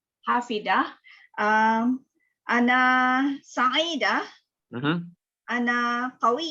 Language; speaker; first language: Arabic; non-native, learner; Malay